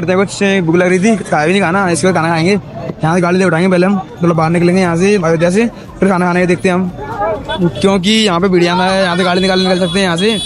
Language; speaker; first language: Hindi; native; Hindi